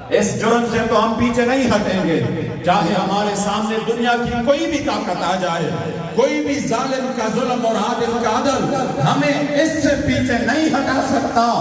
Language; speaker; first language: Urdu; non-native, local second language; Pashto